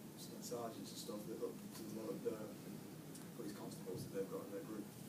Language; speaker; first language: English; native; English